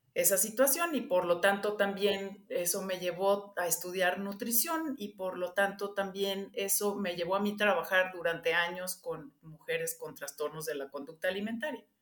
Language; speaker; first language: Spanish; non-native, local second language; English